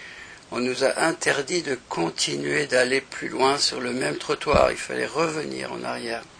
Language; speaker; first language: French; native; French